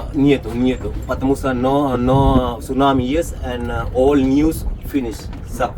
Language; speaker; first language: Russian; non-native, learner; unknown